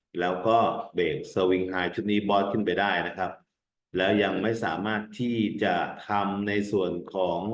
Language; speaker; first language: Thai; native; Thai